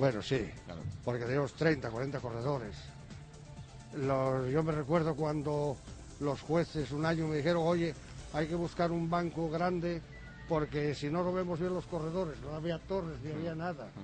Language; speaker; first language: Spanish; native; Spanish